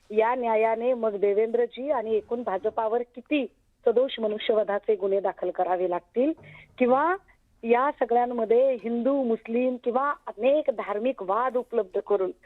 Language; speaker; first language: Marathi; native; Marathi